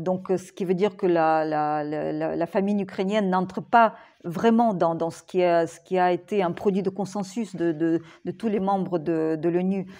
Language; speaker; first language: French; non-native, fluent; Ukrainian